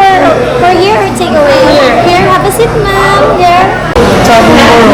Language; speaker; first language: English; non-native, local second language; Filipino